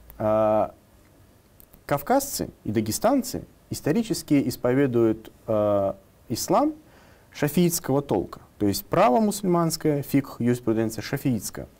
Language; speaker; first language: Russian; non-native, local second language; Tatar